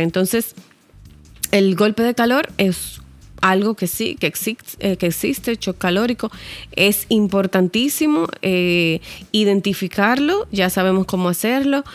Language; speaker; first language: Spanish; native; Spanish